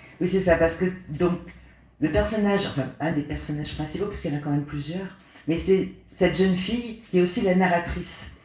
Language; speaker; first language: French; native; French